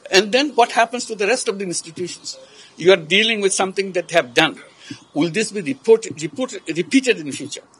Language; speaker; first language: English; non-native, local second language; Bangla